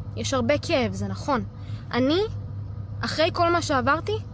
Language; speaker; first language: Hebrew; native; Hebrew